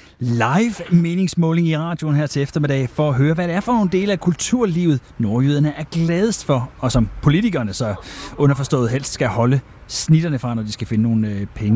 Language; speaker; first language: Danish; native; Danish